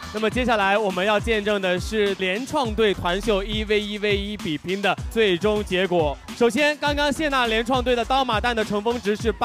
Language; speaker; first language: Chinese; native; Chinese